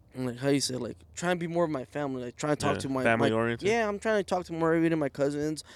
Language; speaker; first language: English; early bilingual, other home language; Spanish